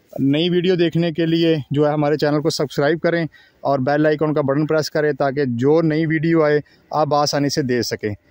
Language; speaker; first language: Urdu; non-native, local second language; Punjabi